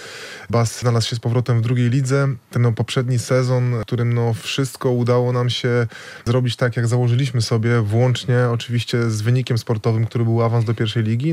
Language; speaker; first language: Polish; native; Polish